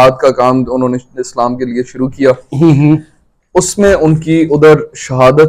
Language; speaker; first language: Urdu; non-native, local second language; Sindhi